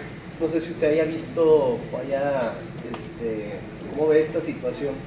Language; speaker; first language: Spanish; native; Spanish